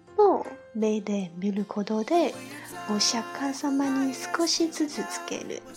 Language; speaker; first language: Japanese; non-native, fluent; Chinese